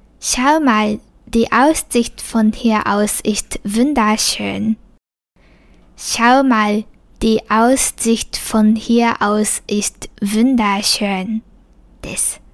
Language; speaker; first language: German; non-native, fluent; Japanese